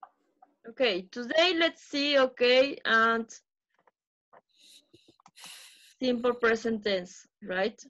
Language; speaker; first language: English; non-native, fluent; Spanish